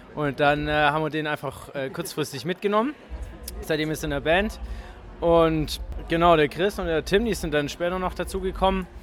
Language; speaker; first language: German; native; German